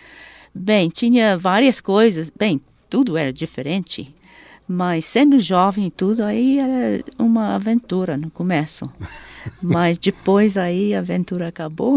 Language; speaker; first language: Portuguese; non-native, fluent; English